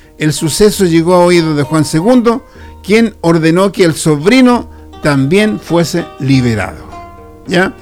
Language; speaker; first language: Spanish; native; Spanish